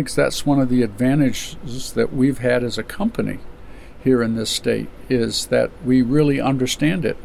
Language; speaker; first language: English; native; English